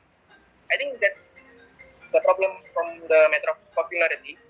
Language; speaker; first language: English; non-native, learner; Indonesian